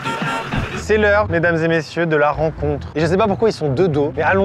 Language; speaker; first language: French; native; French